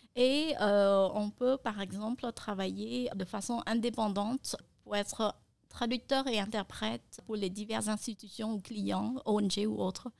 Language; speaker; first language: French; non-native, fluent; Khmer